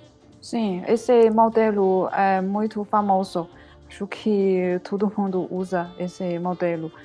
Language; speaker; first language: Portuguese; non-native, learner; Chinese